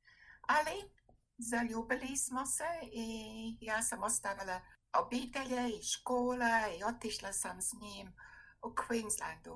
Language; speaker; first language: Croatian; non-native, fluent; English